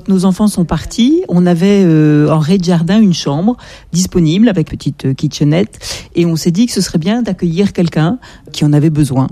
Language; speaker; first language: French; native; French